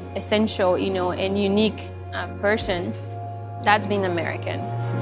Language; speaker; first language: English; non-native, fluent; Spanish